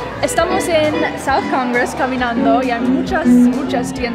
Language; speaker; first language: Spanish; non-native, fluent; English